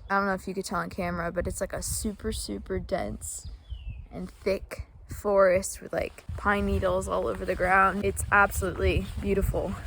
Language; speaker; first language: English; native; English